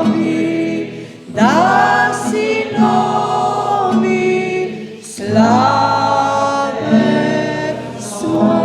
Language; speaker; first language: Slovenian; native; Slovenian